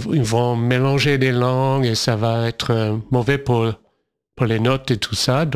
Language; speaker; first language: French; non-native, fluent; English